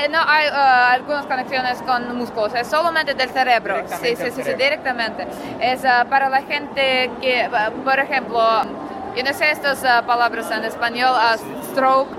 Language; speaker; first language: Spanish; non-native, learner; Russian